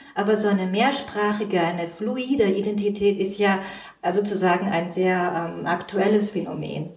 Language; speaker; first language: German; early bilingual, other home language; Korean